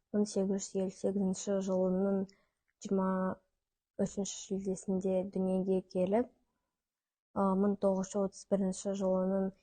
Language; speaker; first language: Kazakh; non-native, local second language; Russian